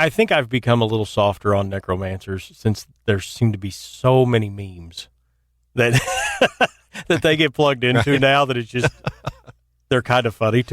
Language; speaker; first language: English; native; English